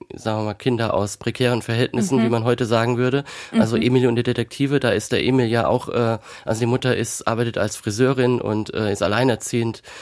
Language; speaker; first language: German; native; German